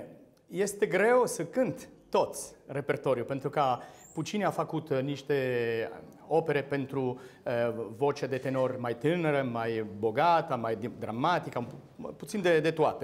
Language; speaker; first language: Romanian; non-native, learner; French